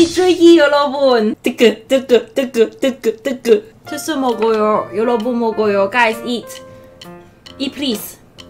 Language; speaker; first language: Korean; non-native, learner; Cantonese